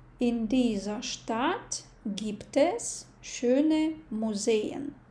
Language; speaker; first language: German; non-native, fluent; Ukrainian